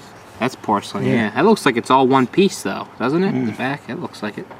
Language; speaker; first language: English; native; English